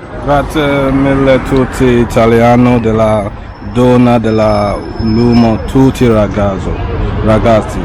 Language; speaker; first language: Italian; non-native, learner; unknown